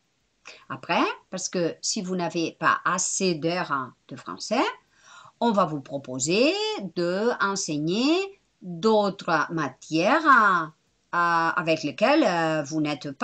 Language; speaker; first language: French; non-native, fluent; Spanish